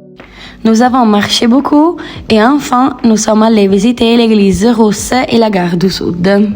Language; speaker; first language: French; non-native, learner; Italian